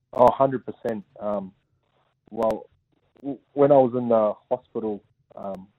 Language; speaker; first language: English; native; English